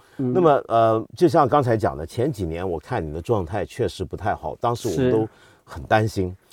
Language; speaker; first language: Chinese; native; Chinese